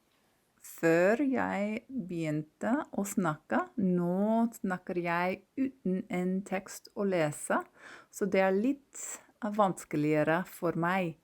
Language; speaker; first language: Norwegian; non-native, learner; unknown